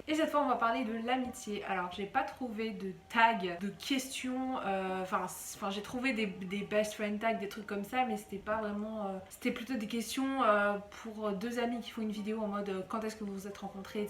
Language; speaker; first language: French; native; French